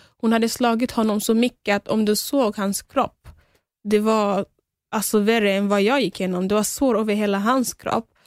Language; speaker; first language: Swedish; early bilingual, other home language; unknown